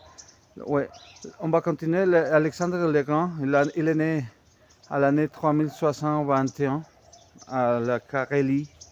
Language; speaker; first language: French; non-native, fluent; Spanish